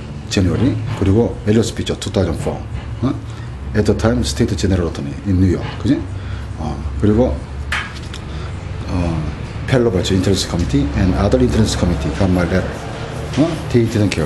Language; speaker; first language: English; non-native, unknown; Korean